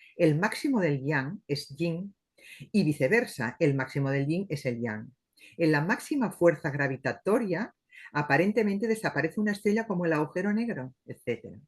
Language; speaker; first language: Spanish; native; Spanish